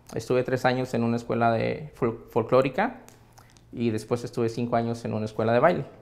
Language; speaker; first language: Spanish; native; Spanish